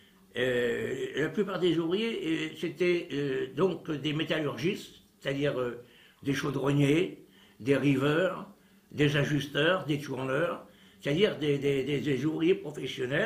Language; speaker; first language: French; early bilingual, other home language; Italian